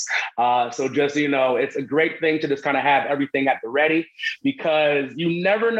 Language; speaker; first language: English; native; English